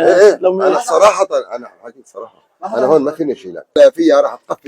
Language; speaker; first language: Arabic; native; Arabic